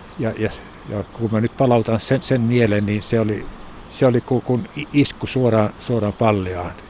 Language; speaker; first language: Finnish; non-native, local second language; Swedish